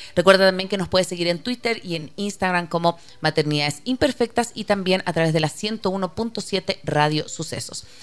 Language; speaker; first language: Spanish; native; Spanish